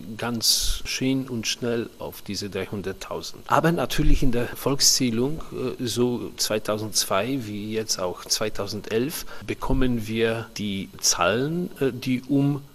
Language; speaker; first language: German; early bilingual, heritage; Polish